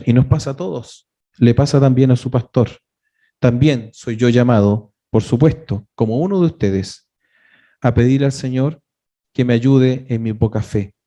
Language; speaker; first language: Spanish; native; Spanish